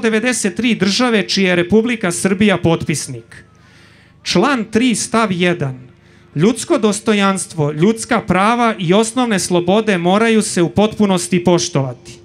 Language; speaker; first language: Serbian; native; Serbian